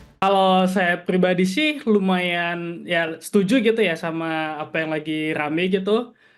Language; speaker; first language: Indonesian; native; Indonesian